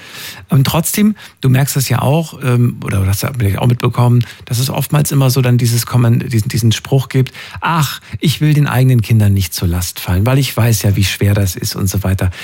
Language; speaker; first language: German; native; German